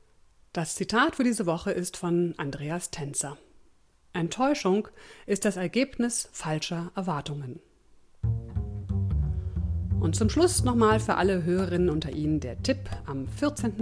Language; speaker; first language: German; native; German